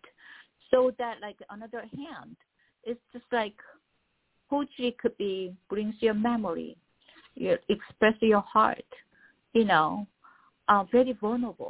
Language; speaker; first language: English; non-native, fluent; Korean